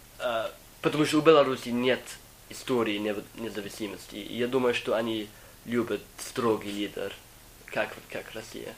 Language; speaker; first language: Russian; non-native, fluent; English